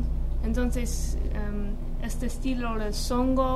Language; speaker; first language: Spanish; non-native, fluent; English